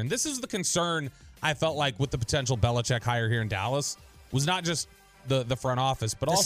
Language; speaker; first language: English; native; English